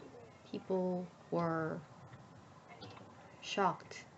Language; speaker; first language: English; non-native, learner; Korean